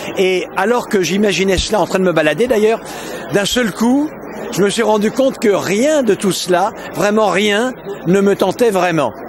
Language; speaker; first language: French; native; French